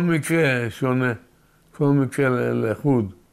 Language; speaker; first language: Hebrew; early bilingual, other home language; Yiddish